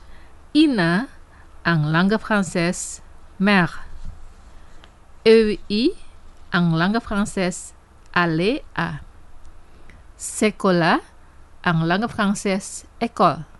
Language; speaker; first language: French; non-native, fluent; Indonesian